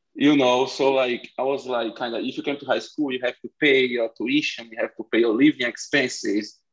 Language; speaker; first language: English; non-native, fluent; Portuguese